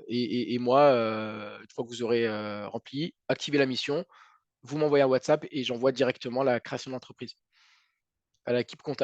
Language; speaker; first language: French; native; French